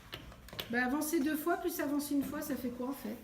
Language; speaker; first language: French; native; French